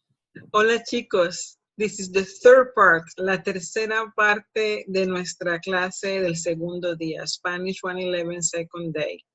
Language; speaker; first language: Spanish; non-native, fluent; English